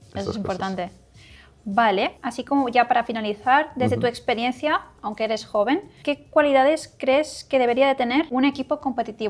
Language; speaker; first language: Spanish; native; Spanish